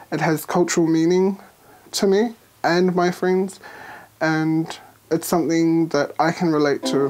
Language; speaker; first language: English; native; English